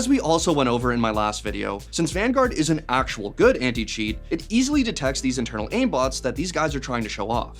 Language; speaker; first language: English; native; English